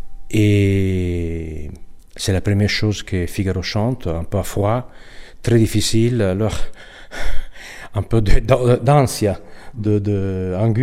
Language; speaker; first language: French; non-native, learner; Italian